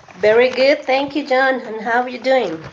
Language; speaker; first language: English; non-native, fluent; Spanish